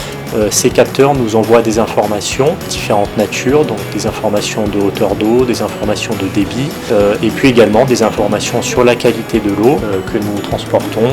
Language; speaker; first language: French; native; French